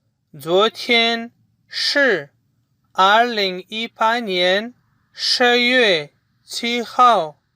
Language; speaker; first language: Chinese; non-native, fluent; Urdu